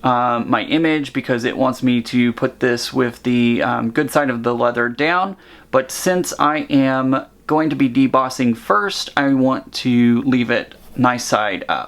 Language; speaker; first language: English; native; English